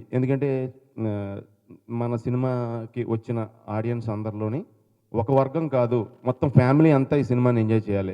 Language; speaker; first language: Telugu; native; Telugu